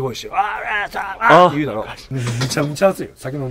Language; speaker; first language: Japanese; native; Japanese